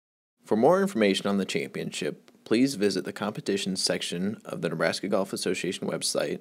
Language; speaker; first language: English; native; English